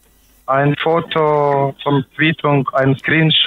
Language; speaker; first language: German; non-native, learner; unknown